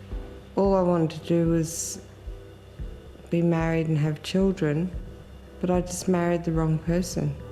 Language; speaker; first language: English; native; English